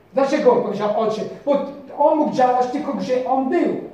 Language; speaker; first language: Polish; non-native, fluent; French